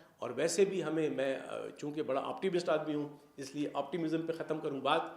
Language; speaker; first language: Urdu; non-native, local second language; Sindhi